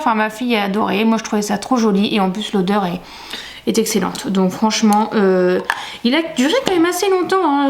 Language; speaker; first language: French; native; French